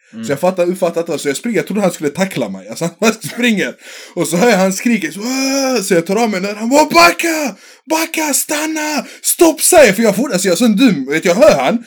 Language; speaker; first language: Swedish; early bilingual, other home language; Serbian